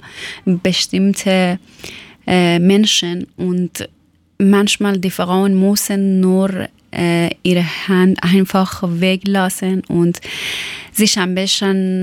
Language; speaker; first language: German; non-native, learner; Persian